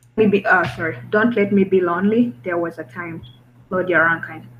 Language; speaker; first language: English; non-native, local second language; Kinyarwanda